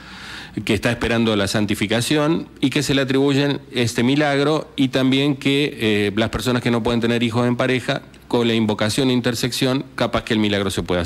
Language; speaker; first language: Spanish; native; Spanish